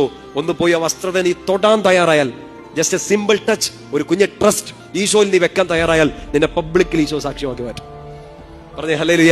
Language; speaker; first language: Malayalam; native; Malayalam